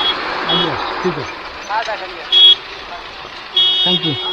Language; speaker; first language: Hindi; non-native, local second language; Bangla